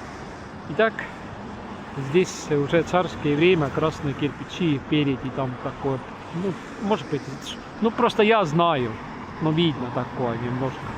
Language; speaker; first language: Russian; non-native, local second language; Estonian